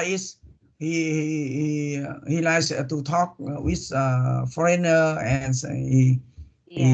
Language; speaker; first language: English; non-native, learner; Vietnamese